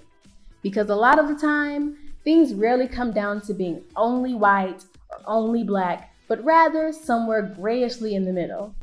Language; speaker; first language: English; native; English